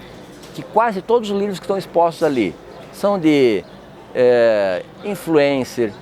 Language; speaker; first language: Portuguese; native; Portuguese